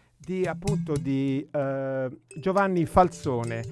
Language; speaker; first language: Italian; native; Italian